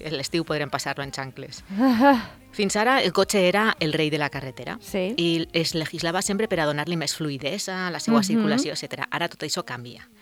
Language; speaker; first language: Catalan; non-native, local second language; Spanish